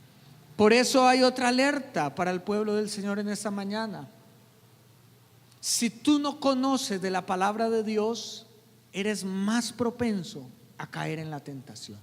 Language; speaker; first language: Spanish; native; Spanish